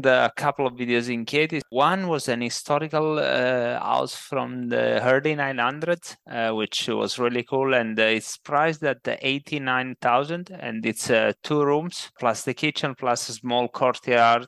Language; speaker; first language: English; non-native, fluent; Italian